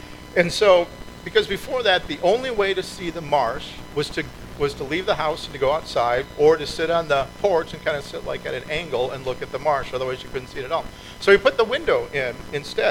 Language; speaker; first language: English; native; English